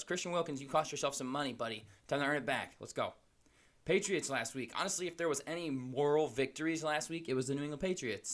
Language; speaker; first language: English; native; English